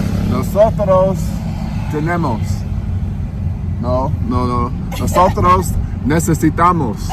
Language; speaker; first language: Spanish; non-native, learner; English